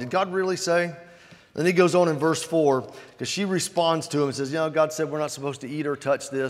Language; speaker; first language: English; native; English